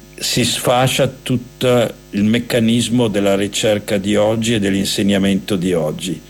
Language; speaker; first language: Italian; native; Italian